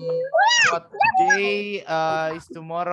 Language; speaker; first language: English; non-native, local second language; Indonesian